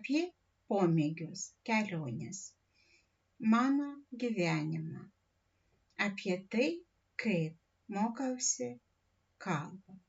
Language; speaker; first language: Lithuanian; non-native, learner; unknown